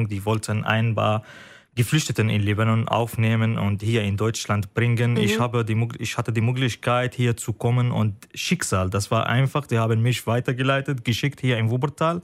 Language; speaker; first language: German; non-native, fluent; Arabic